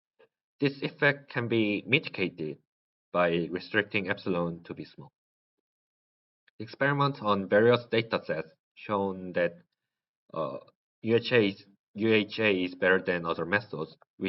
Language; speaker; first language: English; non-native, learner; Korean